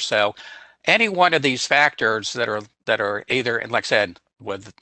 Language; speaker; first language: English; native; English